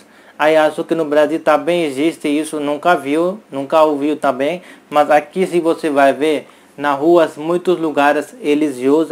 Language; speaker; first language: Portuguese; non-native, learner; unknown